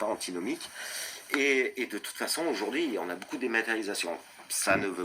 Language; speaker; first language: French; native; French